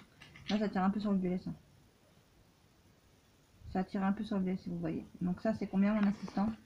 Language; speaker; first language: French; native; French